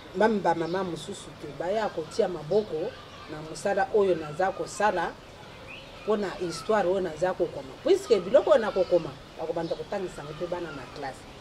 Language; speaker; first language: Lingala; non-native, local second language; Luba-Lulua